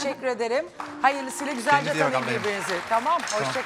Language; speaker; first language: Turkish; native; Turkish